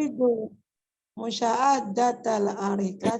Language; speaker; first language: Arabic; non-native, learner; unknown